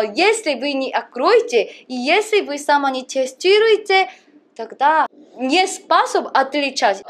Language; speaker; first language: Russian; non-native, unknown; Korean